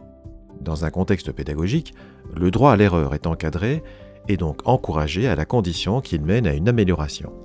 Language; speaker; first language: French; native; French